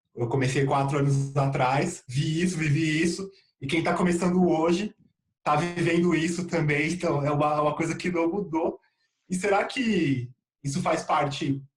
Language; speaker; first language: Portuguese; native; Portuguese